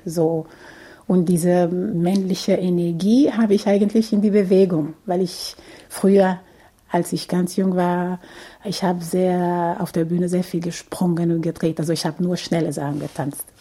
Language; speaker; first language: German; non-native, fluent; Portuguese